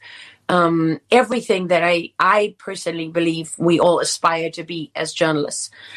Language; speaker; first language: English; native; English